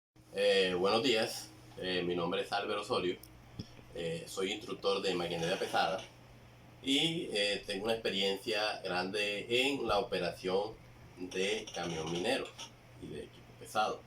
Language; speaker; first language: Spanish; native; Spanish